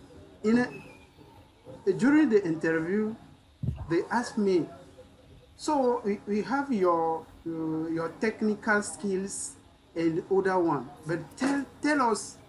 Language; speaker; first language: English; non-native, learner; French